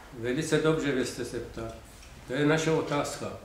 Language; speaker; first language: Czech; non-native, fluent; Persian